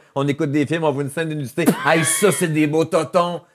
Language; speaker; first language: French; native; French